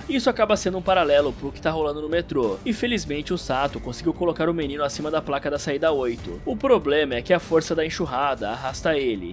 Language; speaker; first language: Portuguese; native; Portuguese